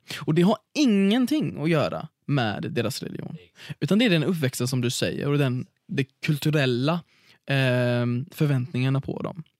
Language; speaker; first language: Swedish; early bilingual, other home language; Arabic